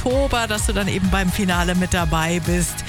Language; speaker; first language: German; native; German